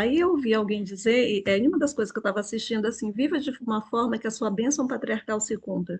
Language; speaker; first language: Portuguese; native; Portuguese